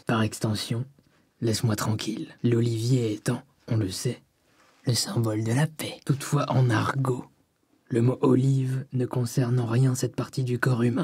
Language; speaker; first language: French; native; French